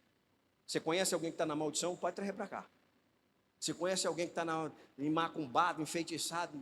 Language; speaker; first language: Portuguese; native; Portuguese